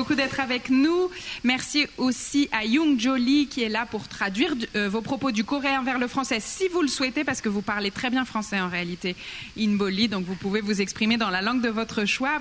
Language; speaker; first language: French; native; French